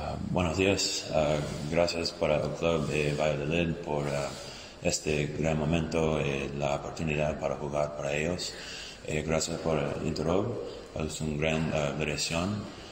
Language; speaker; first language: Spanish; non-native, learner; English